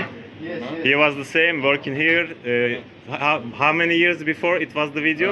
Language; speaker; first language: English; non-native, learner; Turkish